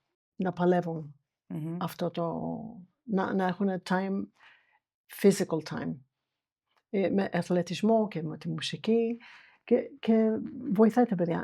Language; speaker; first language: Greek; non-native, fluent; English